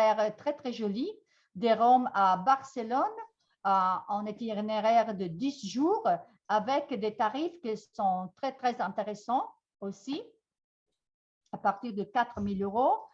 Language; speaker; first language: French; non-native, fluent; Italian